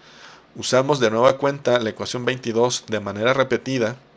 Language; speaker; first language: Spanish; native; Spanish